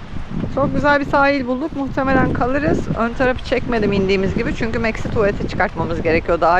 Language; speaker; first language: Turkish; native; Turkish